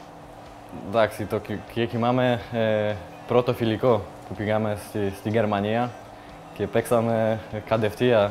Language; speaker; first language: Greek; non-native, learner; Polish